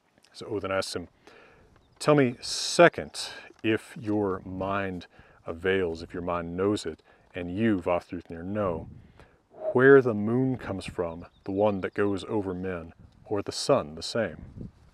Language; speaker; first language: English; native; English